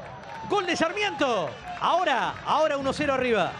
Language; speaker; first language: Spanish; native; Spanish